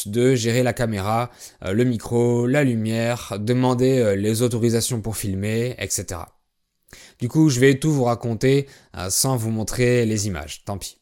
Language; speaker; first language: French; native; French